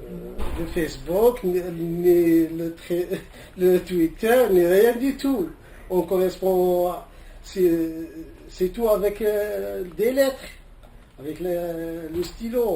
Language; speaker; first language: French; non-native, local second language; Arabic